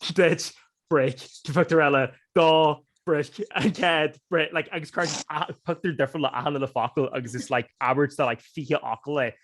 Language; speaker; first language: Irish; native; Irish